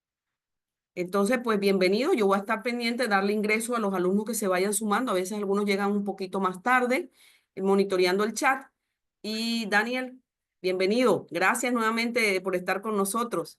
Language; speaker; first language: Spanish; native; Spanish